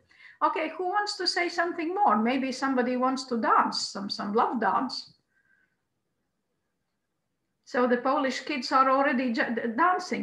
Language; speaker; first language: English; non-native, fluent; Croatian